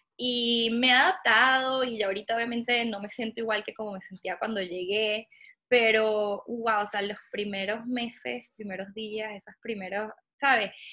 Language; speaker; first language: Spanish; native; Spanish